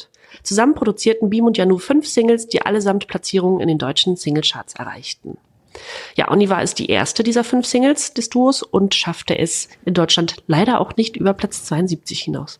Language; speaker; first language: German; native; German